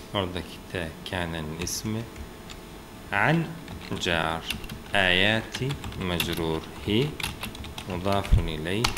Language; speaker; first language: Arabic; non-native, fluent; Turkish